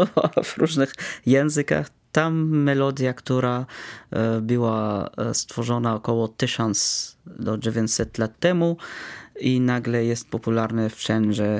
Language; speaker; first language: Polish; non-native, fluent; Arabic